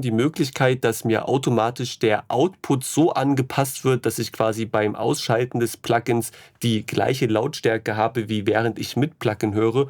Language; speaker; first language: German; native; German